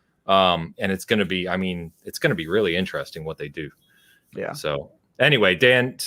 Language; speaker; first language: English; native; English